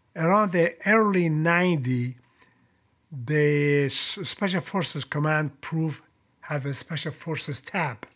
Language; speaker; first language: English; non-native, fluent; Persian